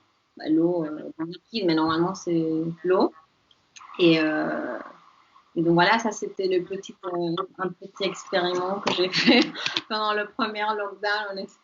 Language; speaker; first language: French; non-native, fluent; Spanish